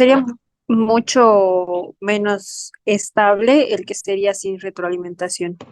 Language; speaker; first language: Spanish; native; Spanish